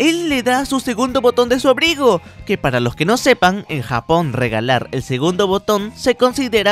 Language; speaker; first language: Spanish; native; Spanish